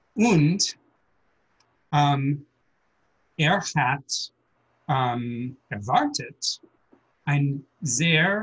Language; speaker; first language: German; non-native, learner; English